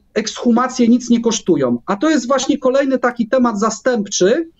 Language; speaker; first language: Polish; native; Polish